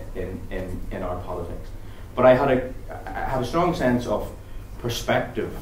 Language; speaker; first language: English; native; English